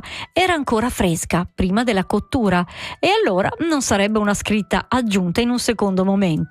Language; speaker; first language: Italian; native; Italian